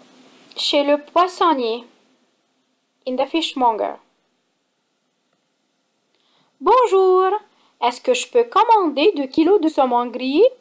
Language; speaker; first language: French; non-native, fluent; English